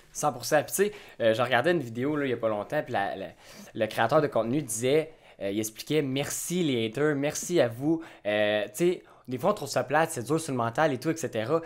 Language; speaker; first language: French; native; French